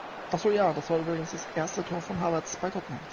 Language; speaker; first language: German; native; German